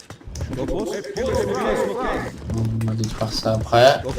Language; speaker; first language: French; native; French